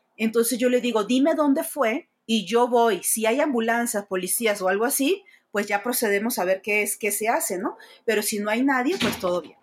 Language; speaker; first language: Spanish; native; Spanish